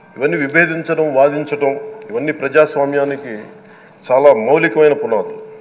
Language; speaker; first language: Telugu; native; Telugu